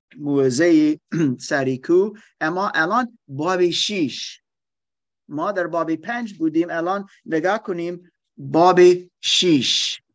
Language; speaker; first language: Persian; non-native, learner; German